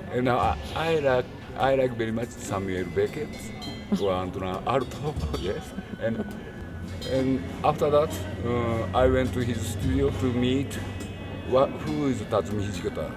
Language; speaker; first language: English; non-native, learner; Japanese